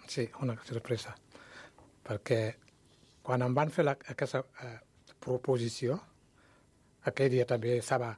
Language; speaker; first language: Catalan; non-native, learner; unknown